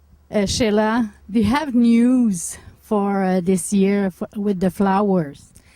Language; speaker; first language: English; non-native, local second language; French